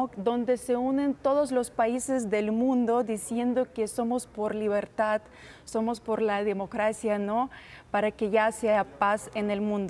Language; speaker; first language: Spanish; non-native, learner; Ukrainian